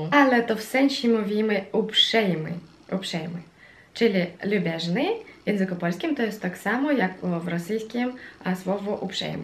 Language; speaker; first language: Polish; non-native, fluent; Russian